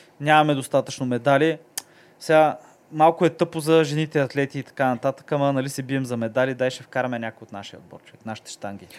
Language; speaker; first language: Bulgarian; native; Bulgarian